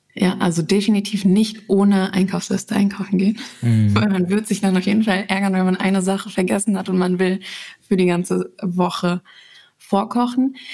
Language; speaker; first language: German; early bilingual, other home language; Serbian